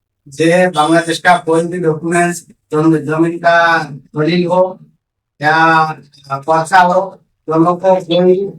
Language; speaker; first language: Hindi; non-native, local second language; Bangla